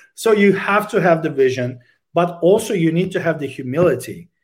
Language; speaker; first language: English; non-native, fluent; Turkish